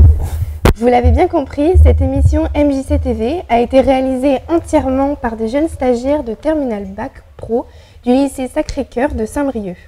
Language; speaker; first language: French; native; French